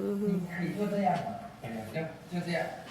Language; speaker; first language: Chinese; non-native, learner; Thai